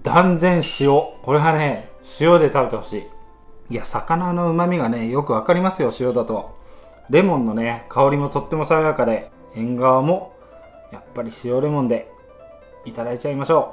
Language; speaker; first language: Japanese; native; Japanese